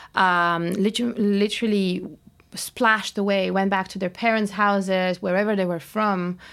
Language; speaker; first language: English; non-native, fluent; Bulgarian